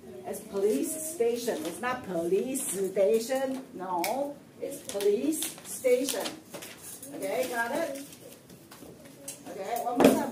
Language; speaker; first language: English; non-native, fluent; Chinese